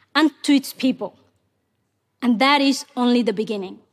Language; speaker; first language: English; non-native, fluent; Somali